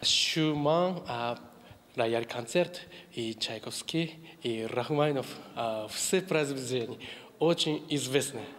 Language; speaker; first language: Ukrainian; non-native, learner; Japanese